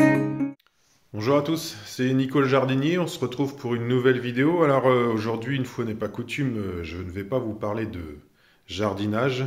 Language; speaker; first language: French; native; French